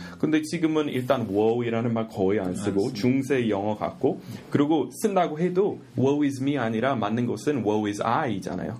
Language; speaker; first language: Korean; non-native, fluent; English